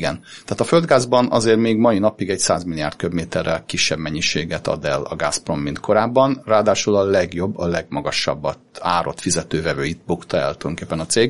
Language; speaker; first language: Hungarian; native; Hungarian